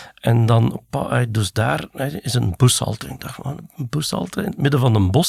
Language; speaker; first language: Dutch; native; Dutch